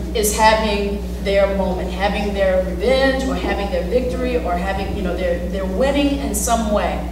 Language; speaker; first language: English; native; English